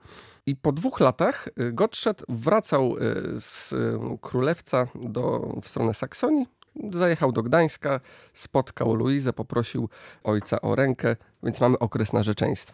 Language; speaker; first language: Polish; native; Polish